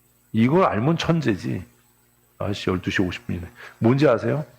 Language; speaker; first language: Korean; native; Korean